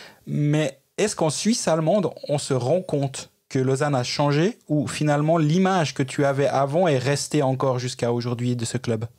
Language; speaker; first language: French; native; French